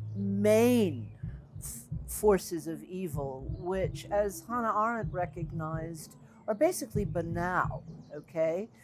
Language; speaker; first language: English; native; English